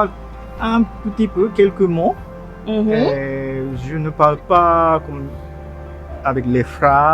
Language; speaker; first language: French; non-native, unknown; Japanese